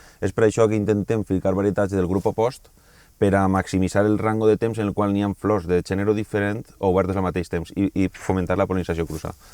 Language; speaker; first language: Catalan; native; Catalan